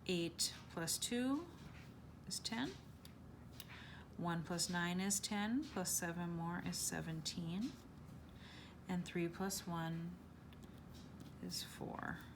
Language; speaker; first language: English; native; English